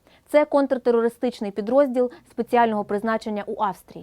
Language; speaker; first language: Ukrainian; native; Ukrainian